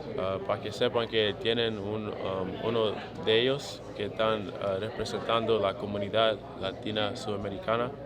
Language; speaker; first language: Spanish; early bilingual, heritage; Spanish